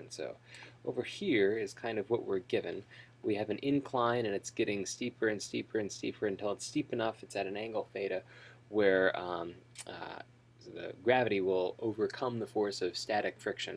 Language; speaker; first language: English; native; English